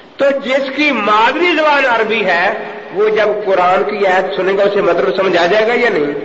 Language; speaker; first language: Urdu; non-native, local second language; Punjabi